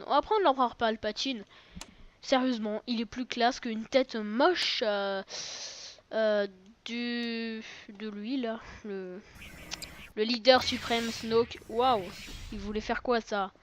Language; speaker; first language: French; native; French